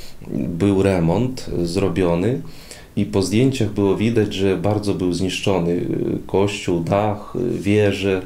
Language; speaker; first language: Polish; non-native, fluent; Russian